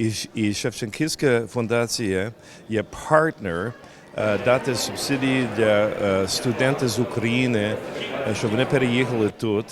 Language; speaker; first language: Ukrainian; early bilingual, heritage; Ukrainian